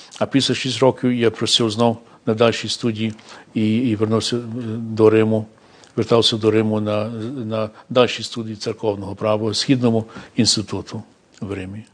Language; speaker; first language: Ukrainian; early bilingual, heritage; Ukrainian